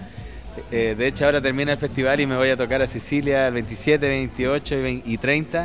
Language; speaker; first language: Spanish; native; Spanish